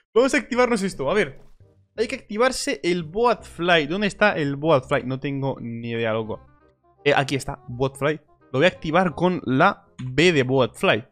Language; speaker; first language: Spanish; native; Spanish